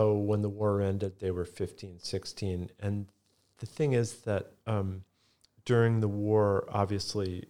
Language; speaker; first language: English; early bilingual, other home language; Italian